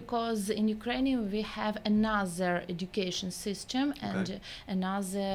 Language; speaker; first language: English; non-native, learner; Ukrainian